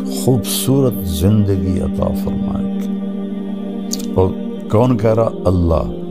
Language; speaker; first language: Urdu; non-native, local second language; Punjabi